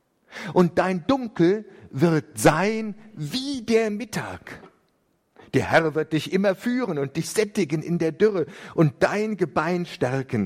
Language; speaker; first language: German; native; German